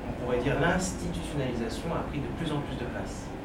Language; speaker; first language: French; native; French